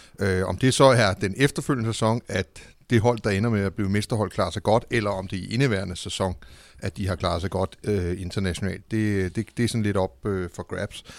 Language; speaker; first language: Danish; native; Danish